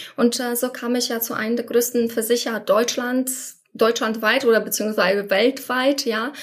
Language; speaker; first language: German; non-native, fluent; Polish